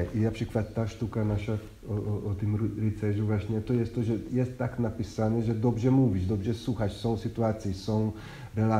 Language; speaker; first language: Polish; non-native, fluent; Hungarian